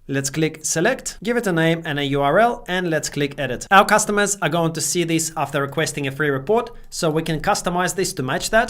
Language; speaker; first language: English; native; English